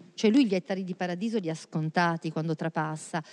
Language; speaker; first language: Italian; native; Italian